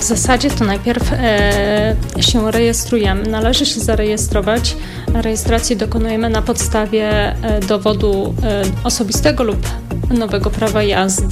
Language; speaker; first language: Polish; native; Polish